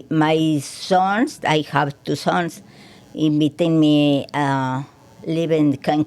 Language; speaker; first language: English; non-native, learner; Spanish